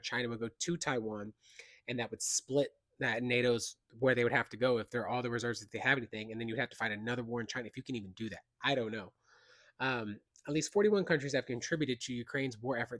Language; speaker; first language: English; native; English